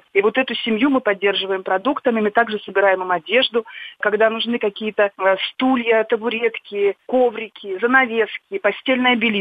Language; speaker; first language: Russian; native; Russian